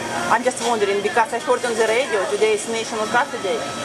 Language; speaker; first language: English; non-native, fluent; Russian